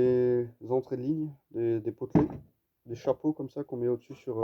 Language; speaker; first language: French; native; French